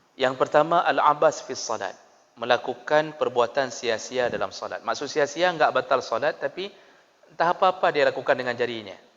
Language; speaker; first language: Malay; non-native, local second language; Achinese